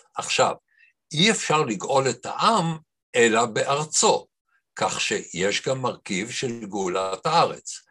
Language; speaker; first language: Hebrew; native; Hebrew